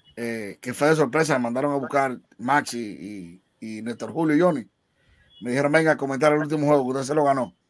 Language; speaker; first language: Spanish; native; Spanish